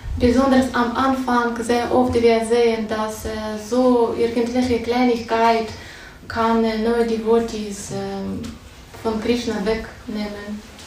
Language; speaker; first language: German; non-native, fluent; Russian